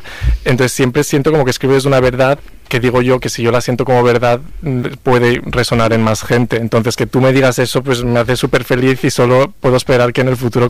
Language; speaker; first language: Spanish; native; Spanish